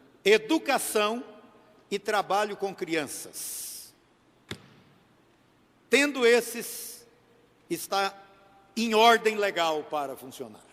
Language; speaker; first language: Portuguese; native; Portuguese